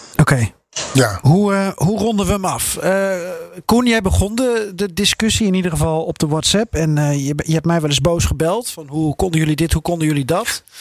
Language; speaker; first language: Dutch; native; Dutch